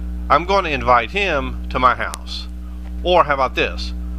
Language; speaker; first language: English; native; English